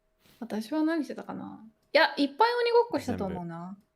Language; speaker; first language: Japanese; native; Japanese